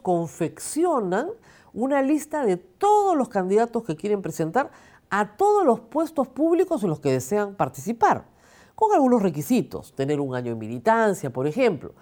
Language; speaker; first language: Spanish; native; Spanish